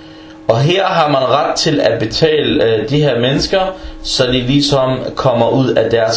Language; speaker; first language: Danish; early bilingual, other home language; Arabic